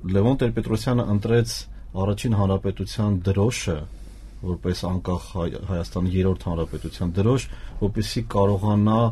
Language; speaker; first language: Armenian; native; Armenian